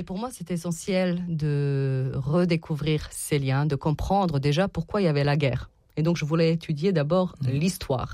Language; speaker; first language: French; non-native, fluent; Serbian